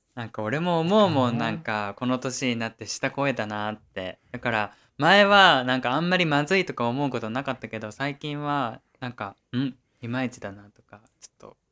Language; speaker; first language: Japanese; native; Japanese